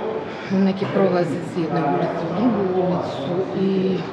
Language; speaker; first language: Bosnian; non-native, fluent; Russian